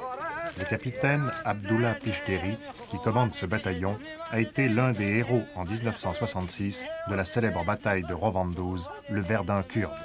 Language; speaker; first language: French; native; French